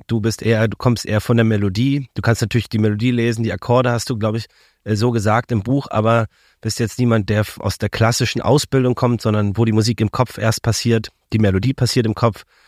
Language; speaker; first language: German; native; German